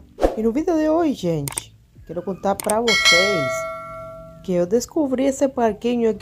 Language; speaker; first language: Portuguese; non-native, fluent; Spanish